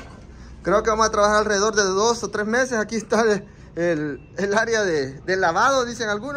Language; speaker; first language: Spanish; native; Spanish